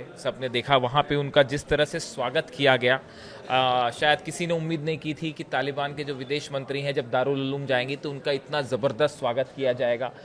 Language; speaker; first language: Hindi; native; Hindi